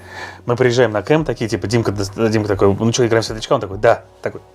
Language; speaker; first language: Russian; native; Russian